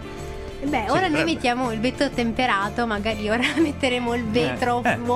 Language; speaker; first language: Italian; native; Italian